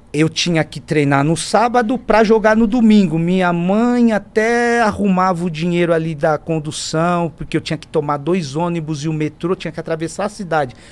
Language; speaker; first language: Portuguese; native; Portuguese